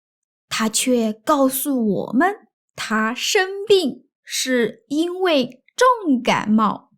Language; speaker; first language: Chinese; native; Chinese